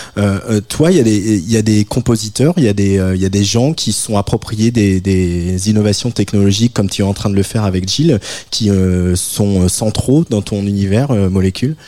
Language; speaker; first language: French; native; French